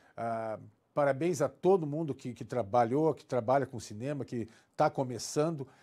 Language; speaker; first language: Portuguese; native; Portuguese